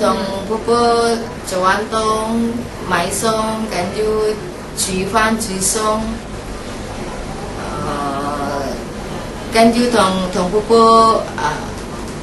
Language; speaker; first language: Cantonese; non-native, learner; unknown